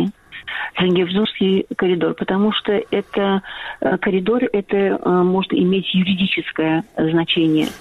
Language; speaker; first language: Russian; non-native, fluent; Azerbaijani